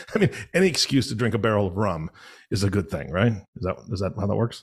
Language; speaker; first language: English; native; English